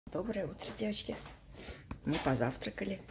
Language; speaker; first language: Russian; native; Russian